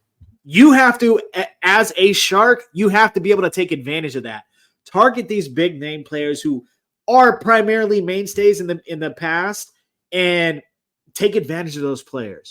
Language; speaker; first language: English; native; English